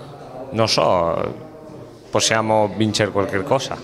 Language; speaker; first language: Italian; non-native, fluent; Spanish